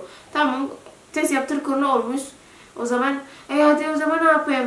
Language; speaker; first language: Turkish; non-native, learner; Indonesian